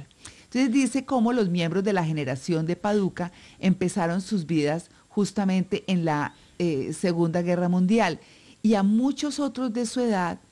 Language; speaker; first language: Spanish; native; Spanish